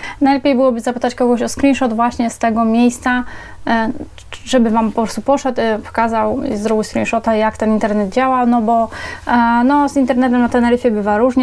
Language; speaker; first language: Polish; native; Polish